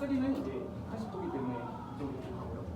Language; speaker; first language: Korean; native; Korean